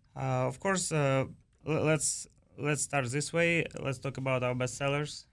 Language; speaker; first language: English; non-native, learner; Ukrainian